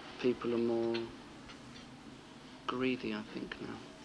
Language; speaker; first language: English; early bilingual, other home language; Greek